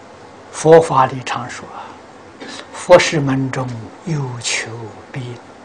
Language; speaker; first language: Chinese; native; Chinese